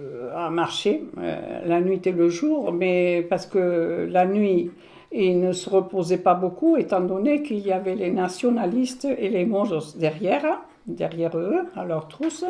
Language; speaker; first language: French; early bilingual, other home language; Spanish